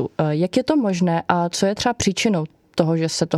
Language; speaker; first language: Czech; native; Czech